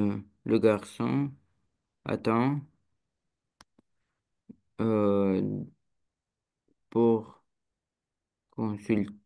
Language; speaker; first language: French; non-native, learner; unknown